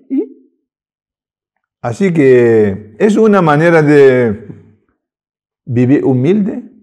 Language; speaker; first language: Spanish; non-native, learner; Tibetan